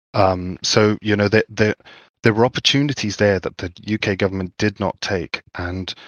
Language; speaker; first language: English; native; English